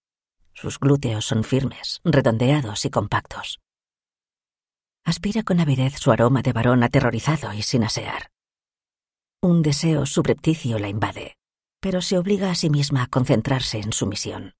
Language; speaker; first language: Spanish; native; Spanish